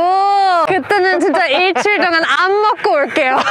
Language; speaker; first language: Korean; non-native, fluent; German